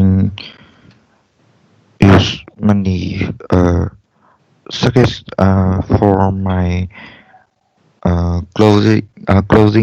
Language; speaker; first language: English; non-native, learner; Vietnamese